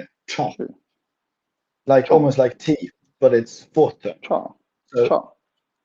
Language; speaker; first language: Chinese; non-native, fluent; Swedish